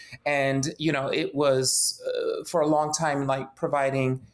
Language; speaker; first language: English; native; English